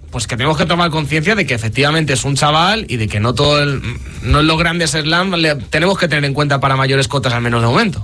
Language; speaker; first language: Spanish; native; Spanish